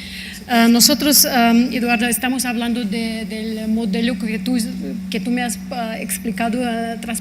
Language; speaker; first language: Spanish; non-native, fluent; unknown